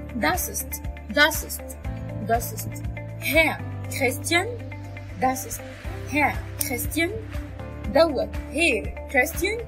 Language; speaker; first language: German; non-native, learner; Arabic